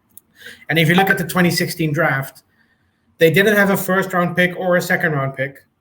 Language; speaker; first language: English; native; English